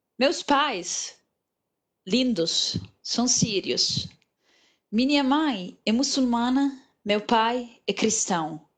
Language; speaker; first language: Portuguese; non-native, fluent; Arabic